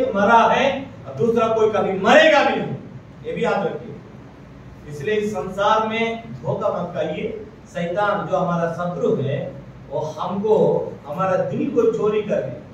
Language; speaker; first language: Hindi; non-native, local second language; Malayalam